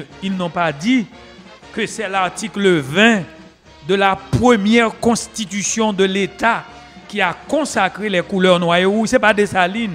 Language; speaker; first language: French; non-native, local second language; Haitian Creole